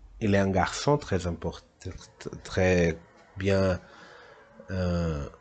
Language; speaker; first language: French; non-native, fluent; Portuguese